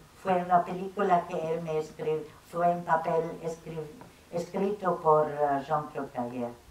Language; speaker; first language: Spanish; non-native, fluent; German